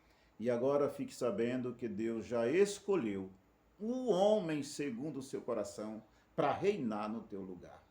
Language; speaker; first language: Portuguese; native; Portuguese